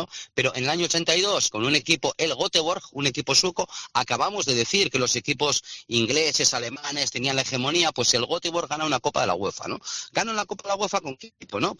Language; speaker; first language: Spanish; native; Spanish